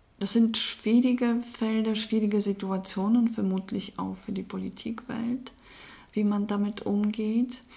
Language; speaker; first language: German; non-native, fluent; Polish